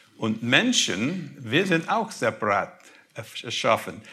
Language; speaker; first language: German; non-native, fluent; English